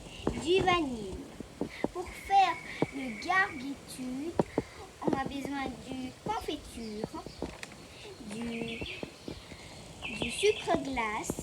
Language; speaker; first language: French; non-native, learner; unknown